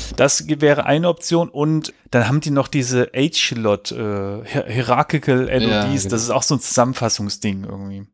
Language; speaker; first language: German; native; German